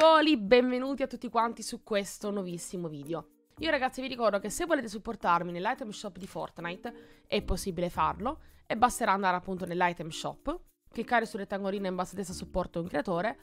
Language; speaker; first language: Italian; native; Italian